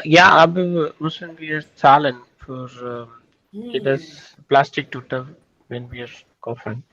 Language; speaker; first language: German; non-native, learner; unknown